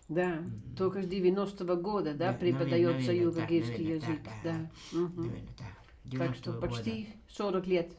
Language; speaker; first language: Russian; non-native, fluent; Dutch